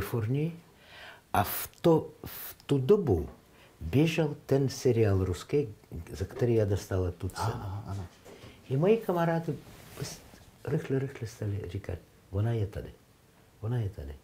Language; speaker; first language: Czech; non-native, learner; Russian